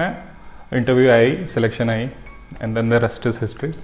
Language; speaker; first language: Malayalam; early bilingual, heritage; Malayalam